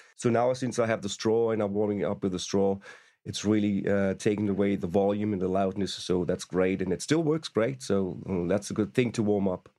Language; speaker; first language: English; non-native, fluent; German